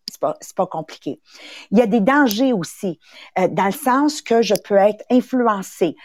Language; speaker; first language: French; early bilingual, other home language; Italian